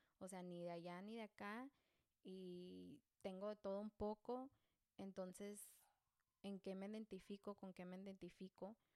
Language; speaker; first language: Spanish; early bilingual, heritage; Spanish